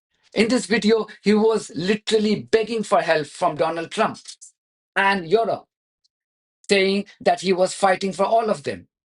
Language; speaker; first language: English; non-native, local second language; Hindi